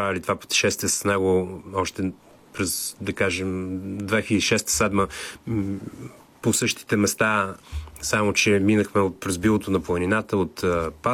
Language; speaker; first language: Bulgarian; native; Bulgarian